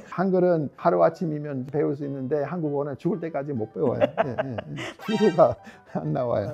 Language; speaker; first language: Korean; non-native, fluent; English